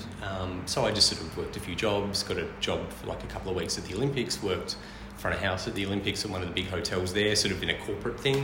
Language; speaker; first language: English; native; English